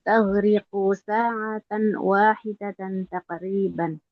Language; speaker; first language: Arabic; non-native, learner; Indonesian